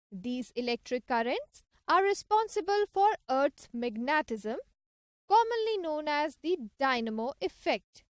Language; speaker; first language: English; non-native, local second language; Punjabi